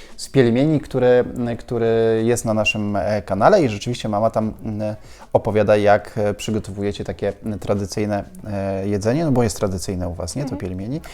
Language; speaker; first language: Polish; native; Polish